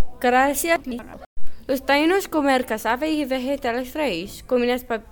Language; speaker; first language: Spanish; non-native, learner; English